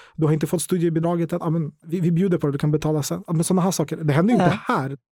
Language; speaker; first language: Swedish; non-native, fluent; Ukrainian